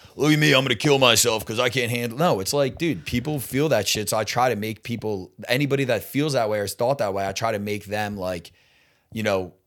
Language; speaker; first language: English; native; English